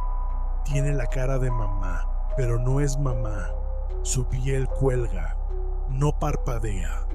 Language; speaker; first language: Spanish; native; Spanish